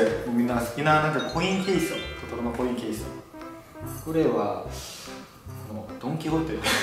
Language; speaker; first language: Japanese; non-native, learner; Korean